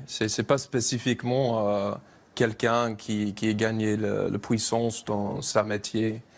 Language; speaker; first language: French; non-native, fluent; English